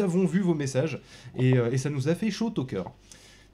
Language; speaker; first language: French; native; French